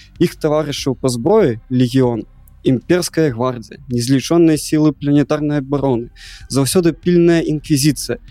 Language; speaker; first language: Belarusian; non-native, local second language; Russian